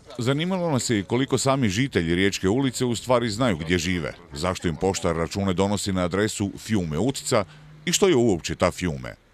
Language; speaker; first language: Croatian; native; Croatian